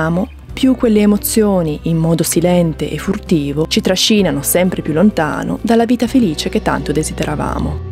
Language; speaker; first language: Italian; native; Italian